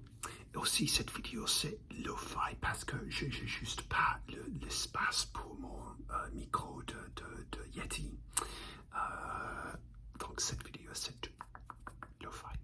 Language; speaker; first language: French; non-native, learner; English